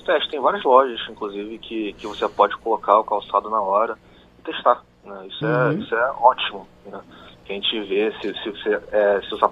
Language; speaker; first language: Portuguese; native; Portuguese